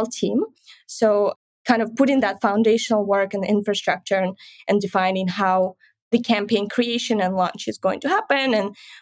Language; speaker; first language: English; non-native, fluent; Ukrainian